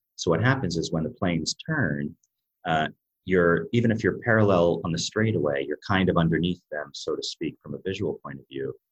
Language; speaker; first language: English; native; English